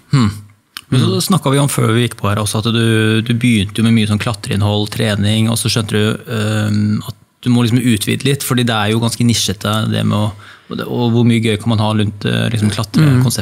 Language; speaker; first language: Norwegian; native; Norwegian